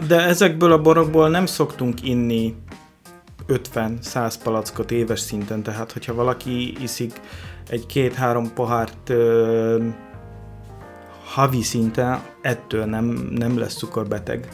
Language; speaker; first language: Hungarian; non-native, fluent; Polish